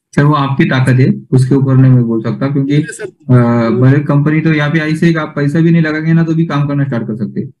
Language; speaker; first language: Hindi; native; Hindi